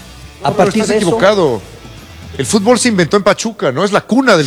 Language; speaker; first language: Spanish; native; Spanish